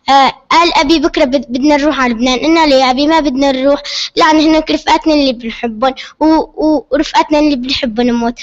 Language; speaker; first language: Arabic; native; Arabic